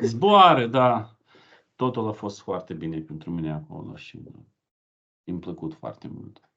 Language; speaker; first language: Romanian; non-native, learner; Ukrainian